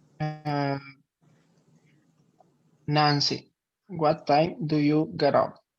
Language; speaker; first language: English; non-native, learner; Spanish